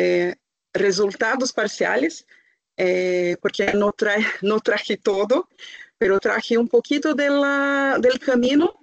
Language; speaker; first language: Spanish; non-native, fluent; Portuguese